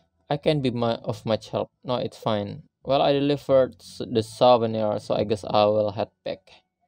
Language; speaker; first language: English; non-native, fluent; Indonesian